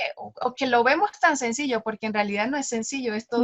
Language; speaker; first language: Spanish; native; Spanish